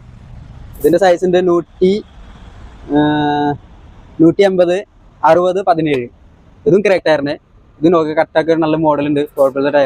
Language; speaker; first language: Malayalam; non-native, local second language; Hindi